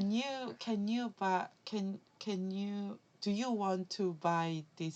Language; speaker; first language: English; non-native, learner; Korean